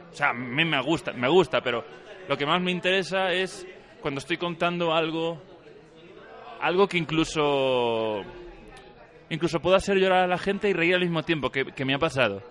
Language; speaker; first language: Spanish; native; Spanish